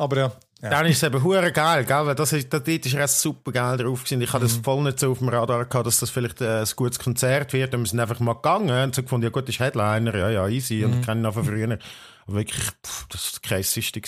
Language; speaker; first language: German; native; German